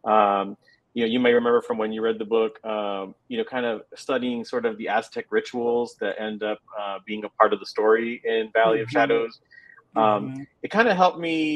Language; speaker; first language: English; native; English